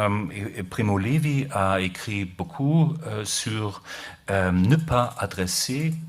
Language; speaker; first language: French; non-native, learner; German